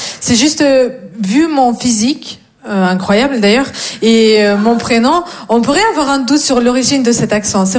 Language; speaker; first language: French; non-native, fluent; Russian